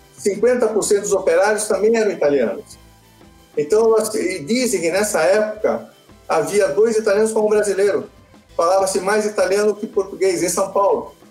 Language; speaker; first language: Portuguese; early bilingual, other home language; Italian